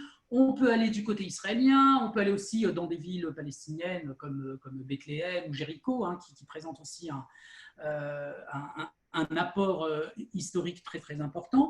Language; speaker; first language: French; native; French